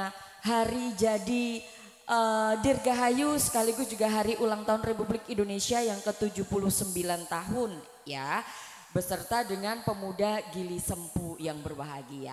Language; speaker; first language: Indonesian; non-native, local second language; Javanese